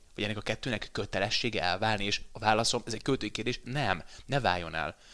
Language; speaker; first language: Hungarian; native; Hungarian